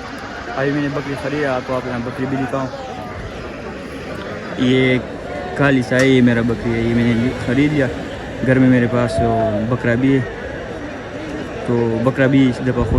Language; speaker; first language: Hindi; non-native, local second language; Pashto